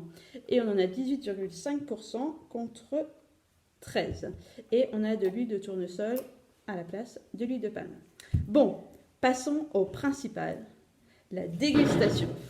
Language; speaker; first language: French; native; French